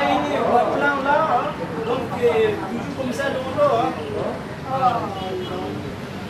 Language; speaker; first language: French; non-native, learner; Indonesian